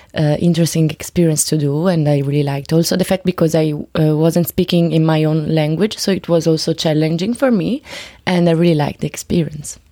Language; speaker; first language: English; non-native, learner; Italian